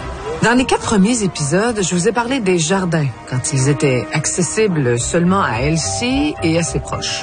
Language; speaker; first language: French; native; French